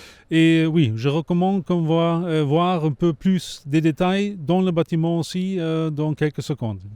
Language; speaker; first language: French; non-native, fluent; German